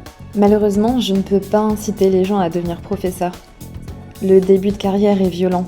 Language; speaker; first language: French; native; French